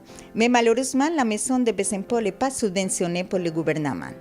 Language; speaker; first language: French; non-native, fluent; Spanish